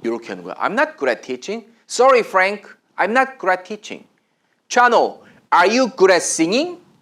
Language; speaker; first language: English; non-native, fluent; Korean